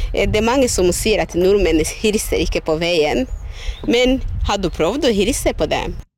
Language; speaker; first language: Norwegian; non-native, fluent; Kinyarwanda